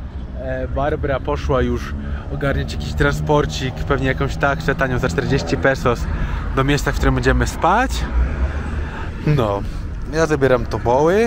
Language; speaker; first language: Polish; native; Polish